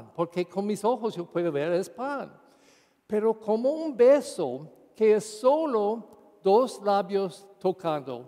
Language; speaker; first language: Spanish; non-native, fluent; English